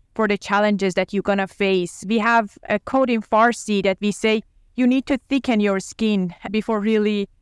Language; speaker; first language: English; non-native, fluent; Persian